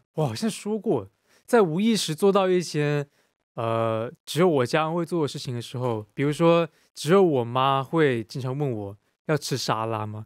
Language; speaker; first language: Chinese; non-native, local second language; Cantonese